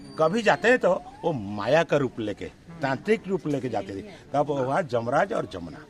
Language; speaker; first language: Hindi; non-native, local second language; Odia